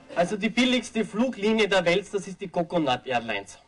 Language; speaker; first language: German; native; German